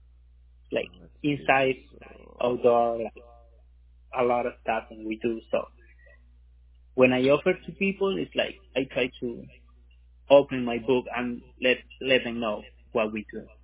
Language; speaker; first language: English; non-native, fluent; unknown